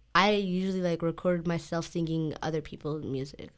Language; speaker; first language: English; native; English